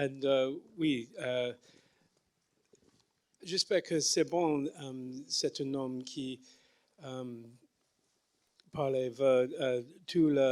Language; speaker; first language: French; non-native, learner; English